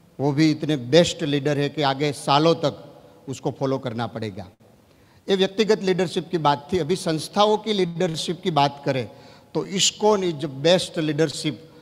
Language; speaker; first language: Hindi; non-native, local second language; Gujarati